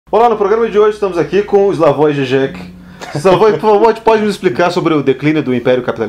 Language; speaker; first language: Portuguese; native; Portuguese